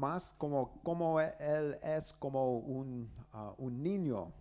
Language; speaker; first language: Spanish; non-native, learner; English